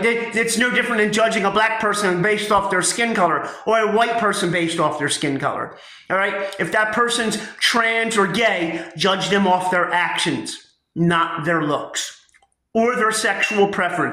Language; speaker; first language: English; native; English